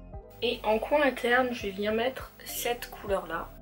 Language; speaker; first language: French; native; French